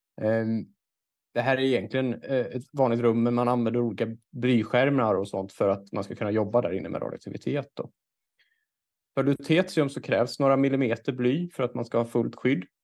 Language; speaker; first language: Swedish; native; Swedish